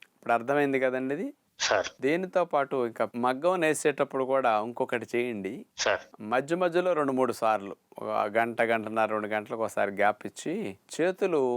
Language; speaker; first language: Telugu; native; Telugu